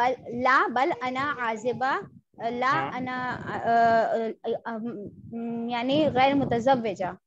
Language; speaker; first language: Arabic; non-native, learner; Urdu